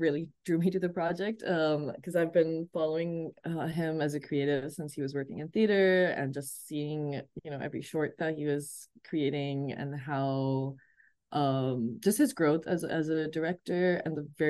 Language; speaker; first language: English; non-native, local second language; Urdu